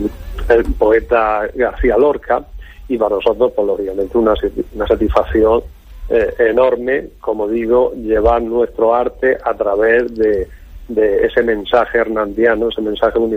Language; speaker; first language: Spanish; native; Spanish